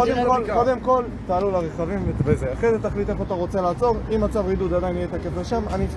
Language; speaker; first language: Hebrew; native; Hebrew